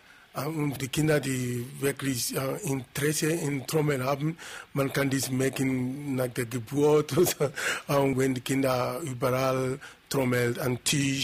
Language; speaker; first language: German; non-native, fluent; Yoruba